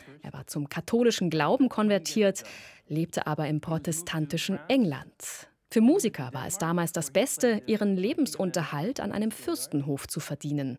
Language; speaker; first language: German; native; German